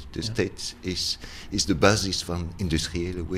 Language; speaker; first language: Dutch; non-native, learner; French